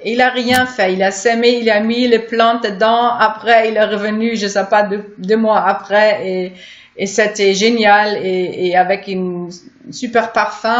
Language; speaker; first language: French; non-native, fluent; German